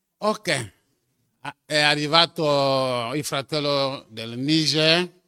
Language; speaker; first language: Italian; non-native, fluent; French